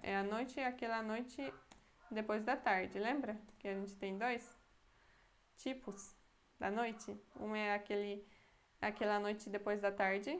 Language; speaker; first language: Portuguese; non-native, fluent; Polish